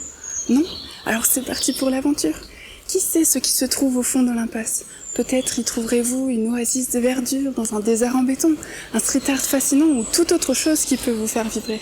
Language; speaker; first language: French; native; French